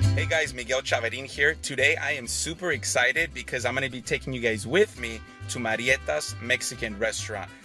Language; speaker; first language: English; early bilingual, other home language; Spanish